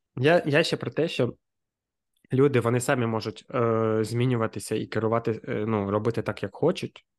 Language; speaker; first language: Ukrainian; non-native, local second language; Russian